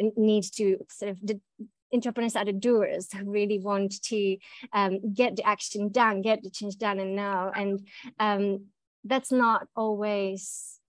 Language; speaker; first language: English; native; English